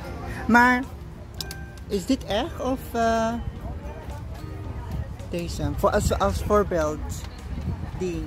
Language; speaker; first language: Dutch; non-native, learner; Cebuano